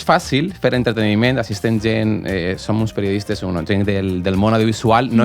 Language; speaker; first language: Catalan; native; Catalan